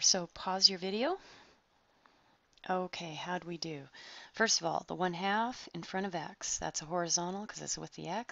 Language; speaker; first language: English; native; English